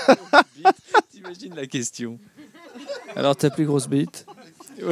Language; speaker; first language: French; native; French